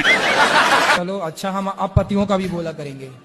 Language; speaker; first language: Hindi; native; Hindi